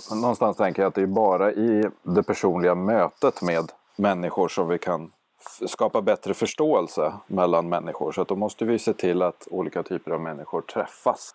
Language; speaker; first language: Swedish; native; Swedish